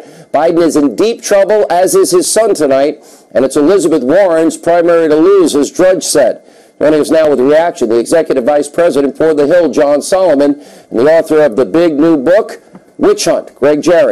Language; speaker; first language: English; native; English